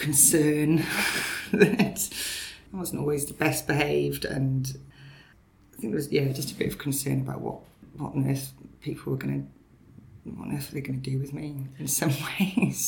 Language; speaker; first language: English; native; English